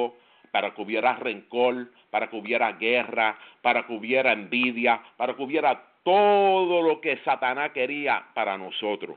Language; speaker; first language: Spanish; native; Spanish